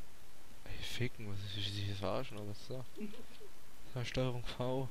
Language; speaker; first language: German; native; German